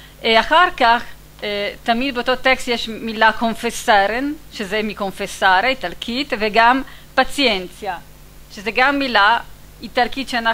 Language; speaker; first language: Hebrew; non-native, fluent; Italian